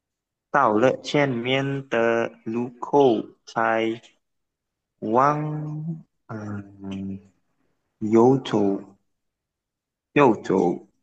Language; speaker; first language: Chinese; non-native, learner; Indonesian